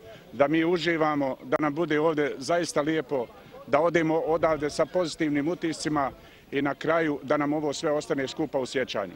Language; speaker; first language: Bosnian; native; Bosnian